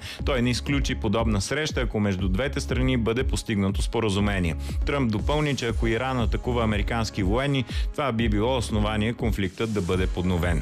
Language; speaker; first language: Bulgarian; native; Bulgarian